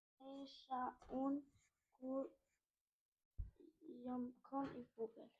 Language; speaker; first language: Albanian; early bilingual, heritage; Albanian